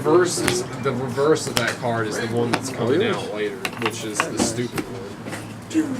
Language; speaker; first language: English; native; English